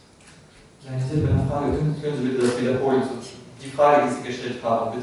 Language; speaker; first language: German; non-native, fluent; Russian